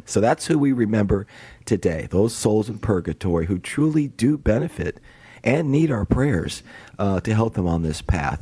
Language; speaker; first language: English; native; English